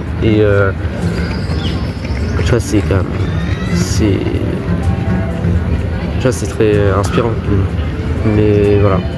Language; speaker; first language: French; early bilingual, other home language; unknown